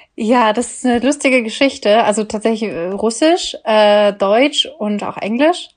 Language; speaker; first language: German; early bilingual, other home language; Russian